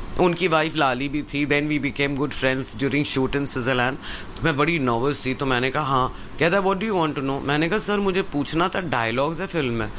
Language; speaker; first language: Hindi; non-native, local second language; Sindhi